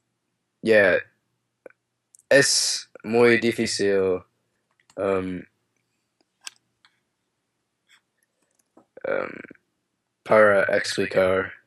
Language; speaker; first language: Spanish; non-native, learner; English